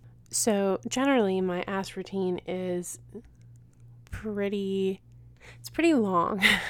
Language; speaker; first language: English; early bilingual, other home language; Spanish